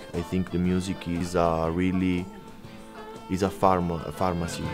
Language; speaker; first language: English; non-native, learner; Italian